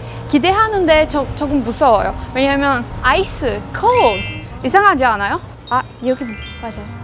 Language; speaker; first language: Korean; non-native, learner; Portuguese